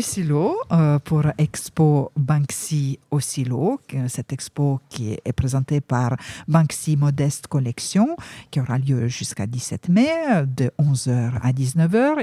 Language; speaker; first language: French; native; French